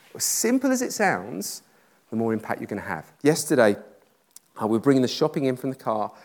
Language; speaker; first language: English; native; English